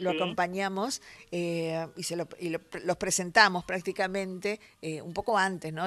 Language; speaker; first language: Spanish; native; Spanish